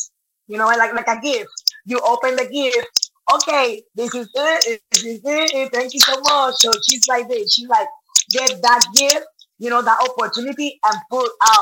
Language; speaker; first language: English; non-native, learner; Spanish